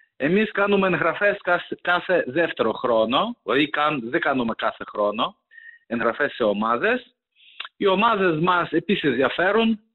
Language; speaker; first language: Greek; non-native, fluent; Ukrainian